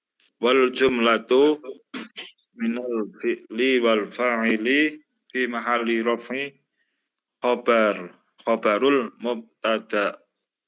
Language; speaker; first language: Arabic; non-native, learner; Indonesian